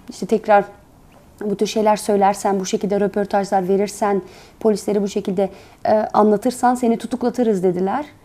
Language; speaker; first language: Turkish; early bilingual, heritage; Turkish